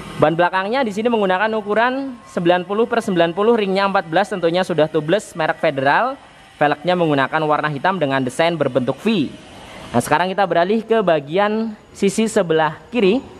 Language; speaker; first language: Indonesian; native; Indonesian